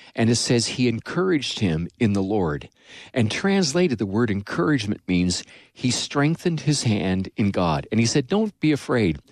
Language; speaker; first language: English; native; English